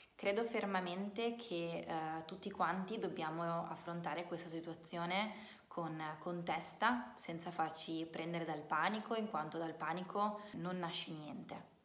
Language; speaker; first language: Italian; native; Italian